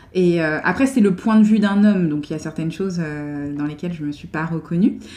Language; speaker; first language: French; native; French